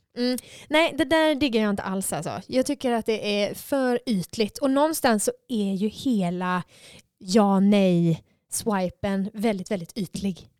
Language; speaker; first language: Swedish; native; Swedish